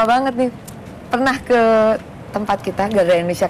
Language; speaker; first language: Indonesian; native; Indonesian